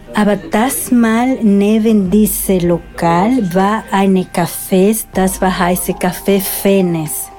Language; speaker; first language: German; non-native, fluent; Spanish